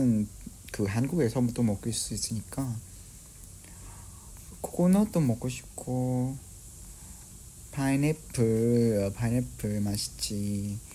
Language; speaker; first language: Korean; non-native, fluent; Vietnamese